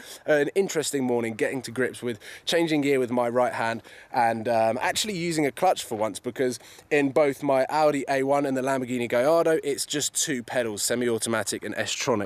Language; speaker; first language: English; native; English